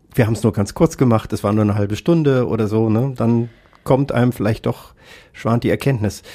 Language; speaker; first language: German; native; German